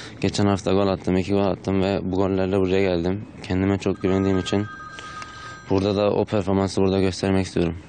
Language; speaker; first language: Turkish; early bilingual, heritage; Turkish